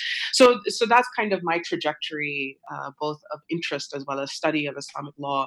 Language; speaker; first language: English; non-native, local second language; Urdu